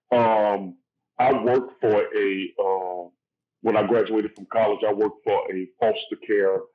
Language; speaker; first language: English; native; English